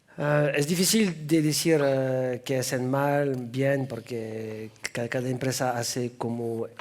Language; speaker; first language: Spanish; non-native, fluent; French